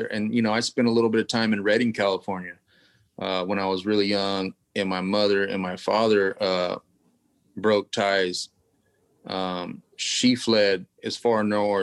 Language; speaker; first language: English; native; English